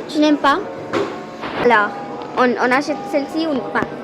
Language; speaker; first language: French; non-native, fluent; Spanish